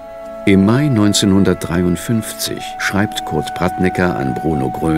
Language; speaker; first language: German; native; German